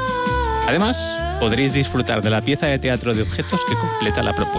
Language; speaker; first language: Spanish; native; Spanish